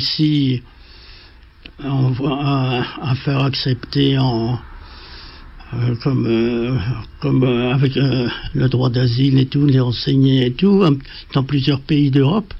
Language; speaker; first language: French; native; French